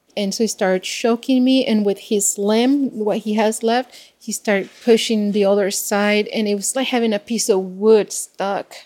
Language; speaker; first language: English; non-native, fluent; Spanish